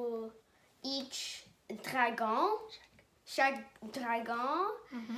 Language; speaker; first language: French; non-native, learner; English